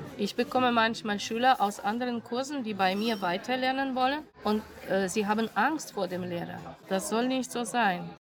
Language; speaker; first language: German; non-native, fluent; Russian